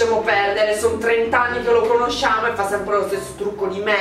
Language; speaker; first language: Italian; native; Italian